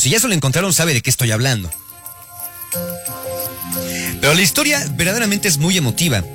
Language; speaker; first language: Spanish; native; Spanish